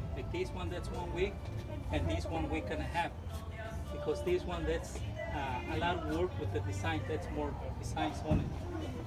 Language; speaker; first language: English; non-native, learner; Spanish